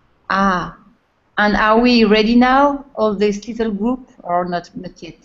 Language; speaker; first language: English; non-native, fluent; French